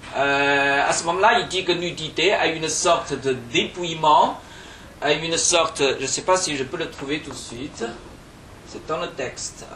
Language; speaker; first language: French; non-native, fluent; Chinese